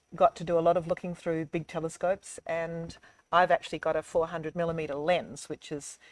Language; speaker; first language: English; native; English